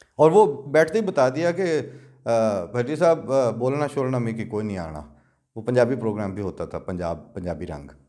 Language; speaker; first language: Urdu; non-native, local second language; Punjabi